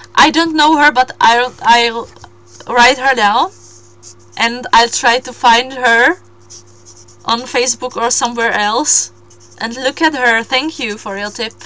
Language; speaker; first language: English; non-native, fluent; Czech